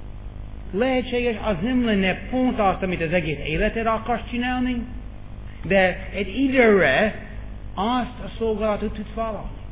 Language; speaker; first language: Hungarian; non-native, fluent; English